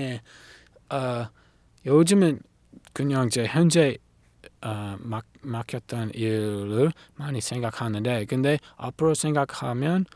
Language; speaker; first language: Korean; non-native, learner; English